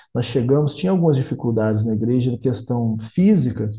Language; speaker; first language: Portuguese; native; Portuguese